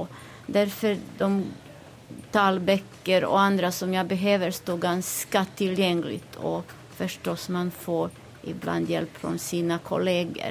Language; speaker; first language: Swedish; non-native, fluent; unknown